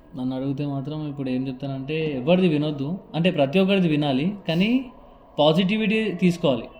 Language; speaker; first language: Telugu; non-native, local second language; Urdu